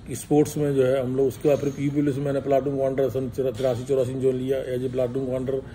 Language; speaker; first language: Hindi; native; Hindi